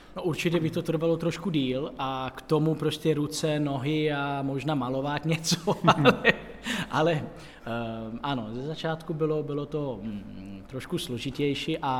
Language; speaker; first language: Czech; non-native, fluent; Italian